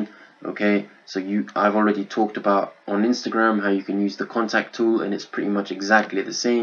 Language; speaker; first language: English; native; English